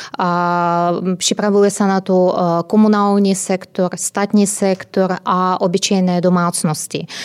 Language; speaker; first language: Czech; non-native, fluent; Ukrainian